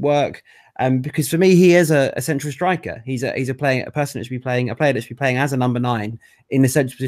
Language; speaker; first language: English; native; English